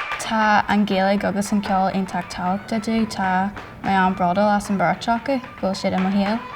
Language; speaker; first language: Irish; native; Irish